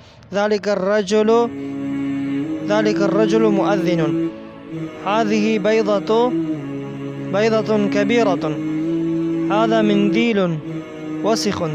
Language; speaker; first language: Arabic; non-native, fluent; Persian